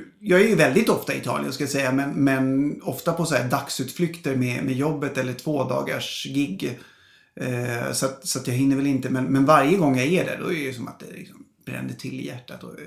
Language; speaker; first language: Swedish; early bilingual, other home language; Italian